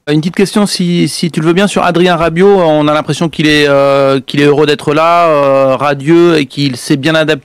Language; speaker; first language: French; native; French